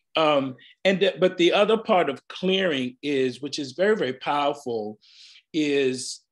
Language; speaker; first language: English; native; English